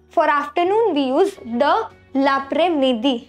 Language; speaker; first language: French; non-native, fluent; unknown